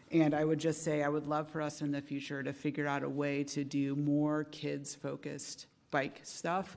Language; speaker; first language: English; native; English